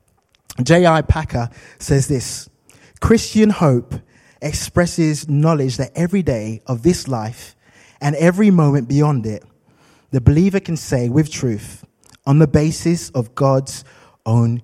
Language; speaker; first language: English; native; English